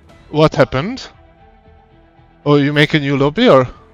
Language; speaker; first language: English; non-native, fluent; Hungarian